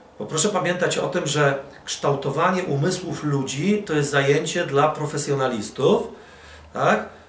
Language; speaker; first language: Polish; early bilingual, other home language; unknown